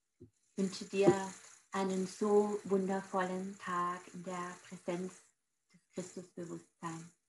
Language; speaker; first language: German; native; German